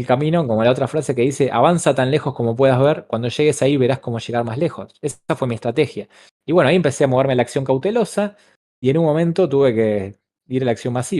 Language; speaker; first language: Spanish; native; Spanish